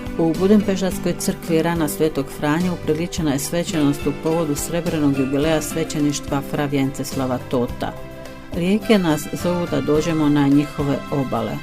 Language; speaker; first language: Bosnian; early bilingual, heritage; Croatian